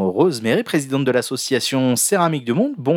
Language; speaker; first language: French; native; French